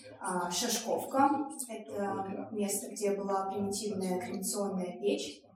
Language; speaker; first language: Russian; native; Russian